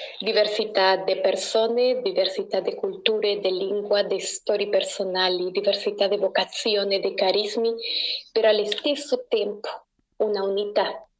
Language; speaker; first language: Italian; non-native, learner; Spanish